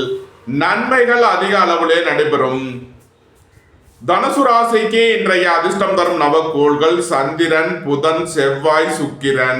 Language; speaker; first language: Tamil; native; Tamil